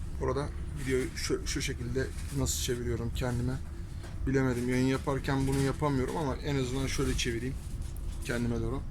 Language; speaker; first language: Turkish; early bilingual, heritage; Turkish